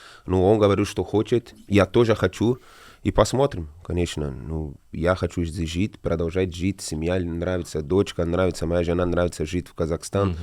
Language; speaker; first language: Russian; non-native, learner; Portuguese